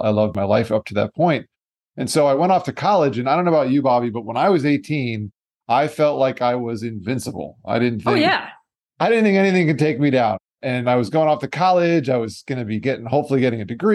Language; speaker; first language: English; native; English